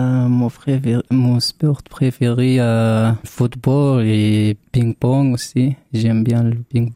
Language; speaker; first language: French; non-native, learner; Arabic